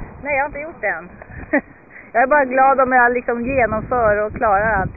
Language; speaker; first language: Swedish; native; Swedish